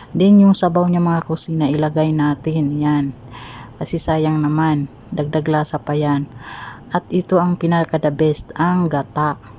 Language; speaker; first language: Filipino; non-native, local second language; Cebuano